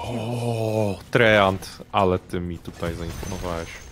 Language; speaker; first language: Polish; native; Polish